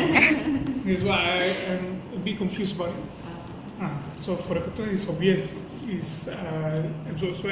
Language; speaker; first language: English; non-native, local second language; Malay